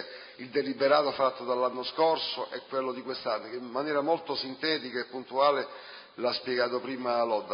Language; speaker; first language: Italian; native; Italian